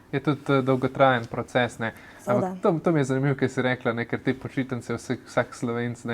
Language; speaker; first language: Slovenian; native; Slovenian